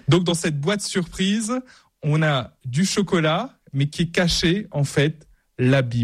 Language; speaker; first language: French; native; French